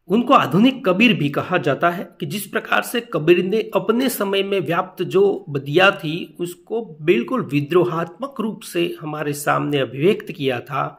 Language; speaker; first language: Hindi; non-native, local second language; Gujarati